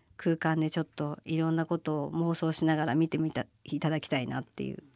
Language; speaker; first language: Japanese; native; Japanese